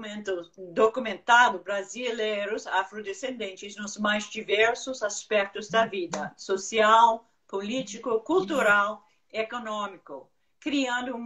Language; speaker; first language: Portuguese; non-native, fluent; English